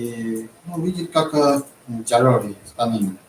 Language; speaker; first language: Russian; non-native, learner; Chinese